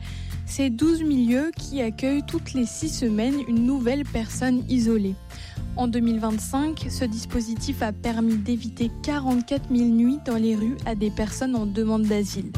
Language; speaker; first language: French; native; French